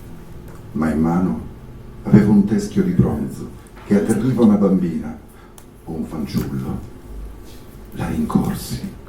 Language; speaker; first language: Italian; native; Italian